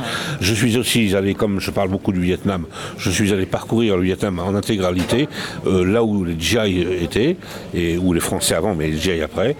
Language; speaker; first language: French; native; French